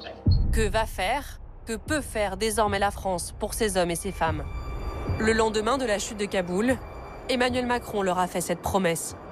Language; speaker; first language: French; native; French